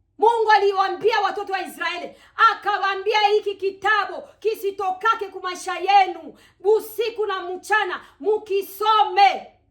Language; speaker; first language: Swahili; native; Swahili